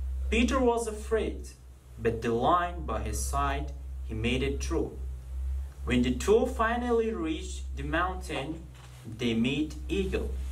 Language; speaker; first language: English; non-native, fluent; Persian